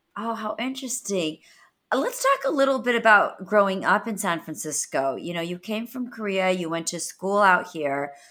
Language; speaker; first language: English; native; English